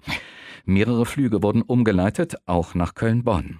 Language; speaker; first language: German; native; German